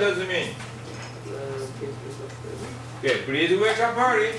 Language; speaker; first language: English; non-native, fluent; Japanese